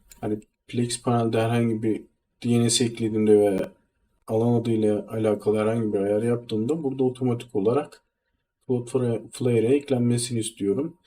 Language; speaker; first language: Turkish; native; Turkish